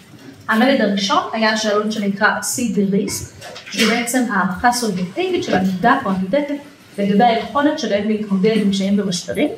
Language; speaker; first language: Hebrew; native; Hebrew